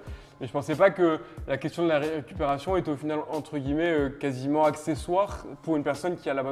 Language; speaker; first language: French; native; French